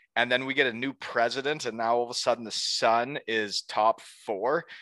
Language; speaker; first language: English; native; English